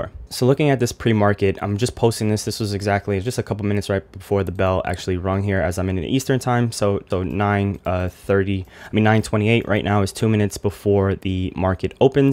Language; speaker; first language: English; native; English